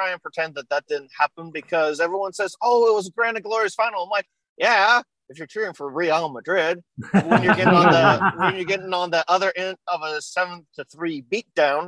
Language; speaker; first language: English; native; English